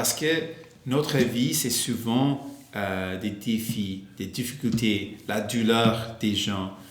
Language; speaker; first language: French; non-native, local second language; English